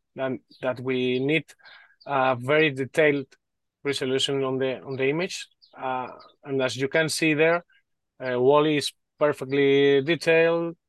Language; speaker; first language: English; non-native, learner; Spanish